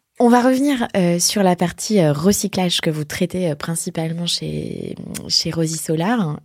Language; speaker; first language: French; native; French